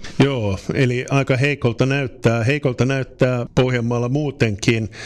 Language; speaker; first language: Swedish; native; Swedish